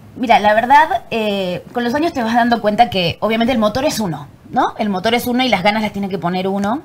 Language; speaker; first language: Spanish; native; Spanish